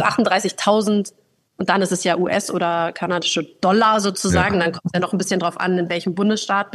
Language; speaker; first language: German; native; German